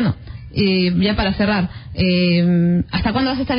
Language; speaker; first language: Spanish; native; Spanish